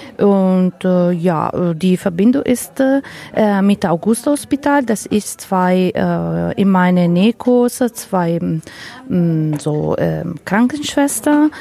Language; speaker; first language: German; non-native, learner; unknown